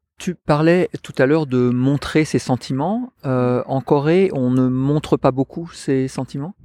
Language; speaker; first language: French; native; French